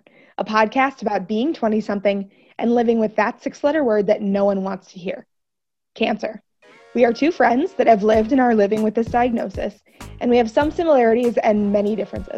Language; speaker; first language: English; native; English